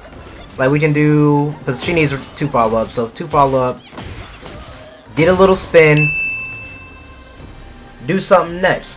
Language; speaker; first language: English; native; English